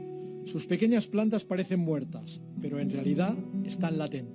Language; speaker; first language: Spanish; native; Spanish